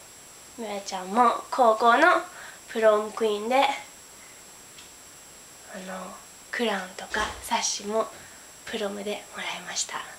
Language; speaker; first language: Japanese; early bilingual, heritage; Japanese